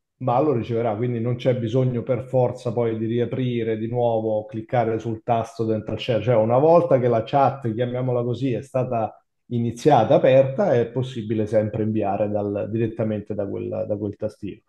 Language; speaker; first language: Italian; native; Italian